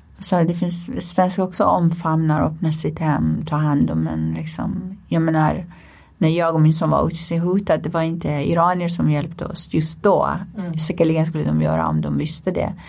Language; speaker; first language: Swedish; non-native, fluent; Persian